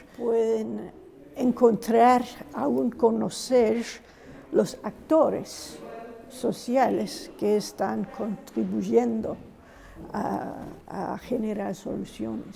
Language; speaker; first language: Spanish; non-native, fluent; English